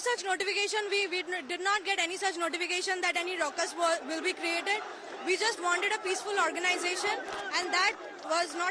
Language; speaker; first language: English; non-native, local second language; Bangla